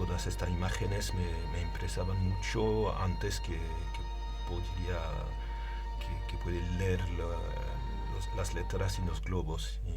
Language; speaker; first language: Spanish; non-native, learner; French